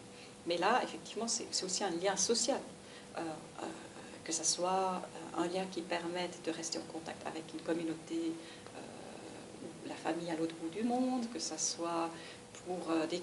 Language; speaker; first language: French; native; French